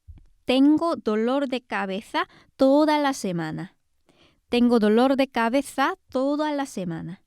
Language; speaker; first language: Spanish; non-native, fluent; Korean